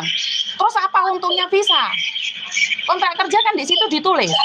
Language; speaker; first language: Indonesian; native; Indonesian